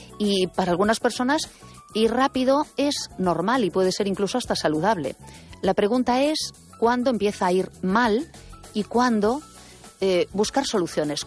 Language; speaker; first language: Spanish; native; Spanish